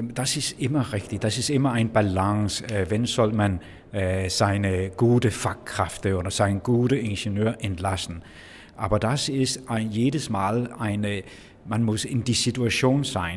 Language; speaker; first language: German; non-native, fluent; Danish